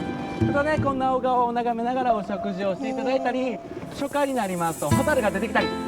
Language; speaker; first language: Japanese; native; Japanese